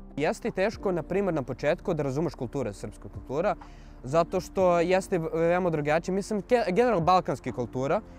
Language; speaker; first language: Serbian; early bilingual, other home language; Arabic